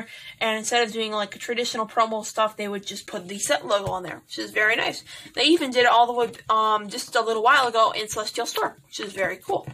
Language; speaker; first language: English; native; English